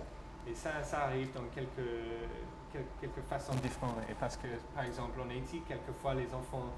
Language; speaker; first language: French; non-native, fluent; English